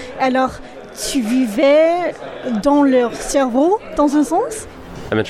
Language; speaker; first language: French; non-native, learner; English